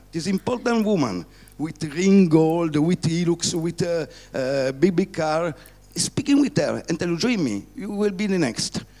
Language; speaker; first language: English; non-native, learner; Italian